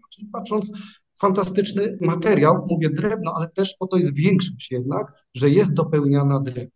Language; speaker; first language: Polish; native; Polish